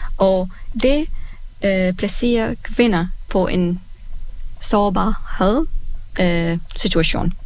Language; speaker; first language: Danish; non-native, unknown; Arabic